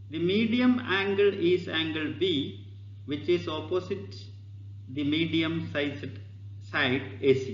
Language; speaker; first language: English; non-native, local second language; Malayalam